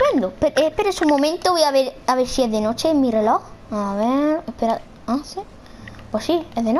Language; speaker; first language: Spanish; native; Spanish